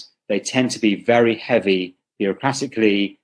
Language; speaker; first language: English; native; English